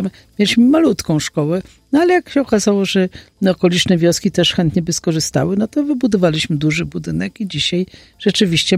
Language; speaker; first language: Polish; native; Polish